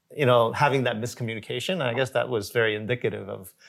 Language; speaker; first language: English; early bilingual, other home language; Korean